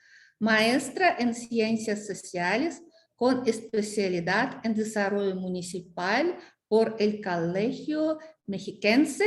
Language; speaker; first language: Spanish; non-native, fluent; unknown